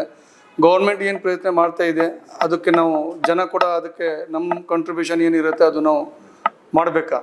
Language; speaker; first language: Kannada; non-native, local second language; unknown